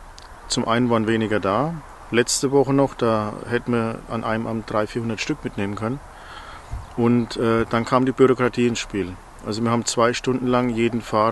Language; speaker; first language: German; native; German